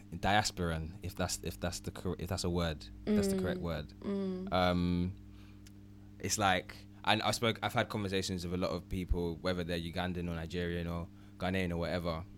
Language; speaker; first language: English; early bilingual, other home language; Ganda